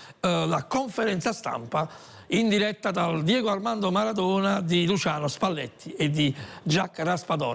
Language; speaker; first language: Italian; native; Italian